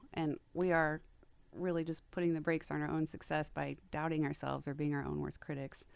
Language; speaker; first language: English; native; English